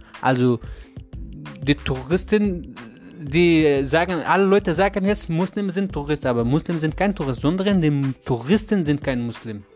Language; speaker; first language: German; non-native, learner; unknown